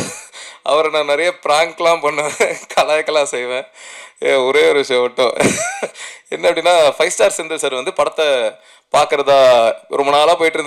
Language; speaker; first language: Tamil; native; Tamil